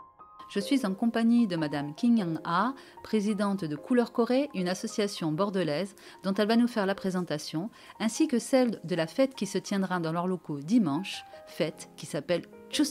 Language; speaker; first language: French; native; French